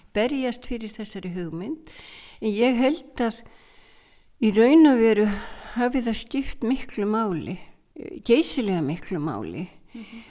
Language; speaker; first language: Icelandic; native; Icelandic